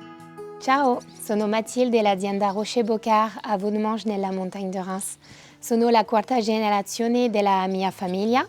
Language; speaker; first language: Italian; non-native, fluent; French